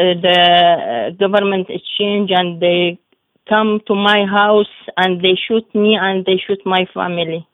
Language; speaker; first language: English; non-native, learner; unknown